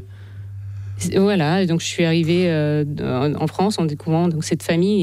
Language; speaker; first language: French; non-native, fluent; Russian